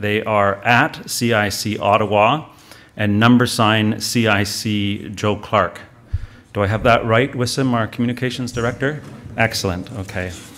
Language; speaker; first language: English; native; English